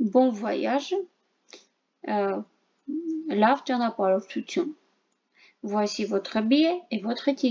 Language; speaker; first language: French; non-native, fluent; Armenian